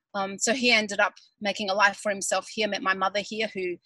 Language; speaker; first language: English; native; English